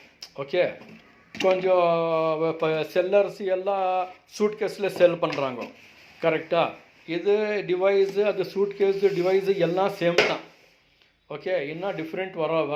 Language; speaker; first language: Tamil; non-native, local second language; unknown